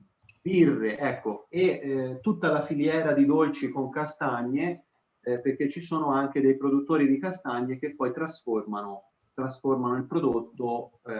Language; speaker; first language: Italian; native; Italian